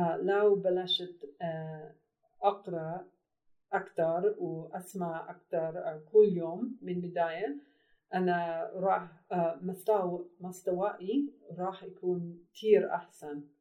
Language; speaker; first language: Arabic; non-native, learner; English